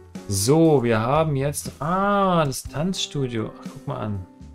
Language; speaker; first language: German; native; German